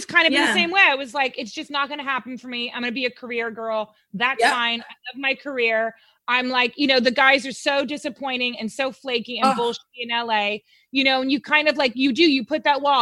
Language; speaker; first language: English; native; English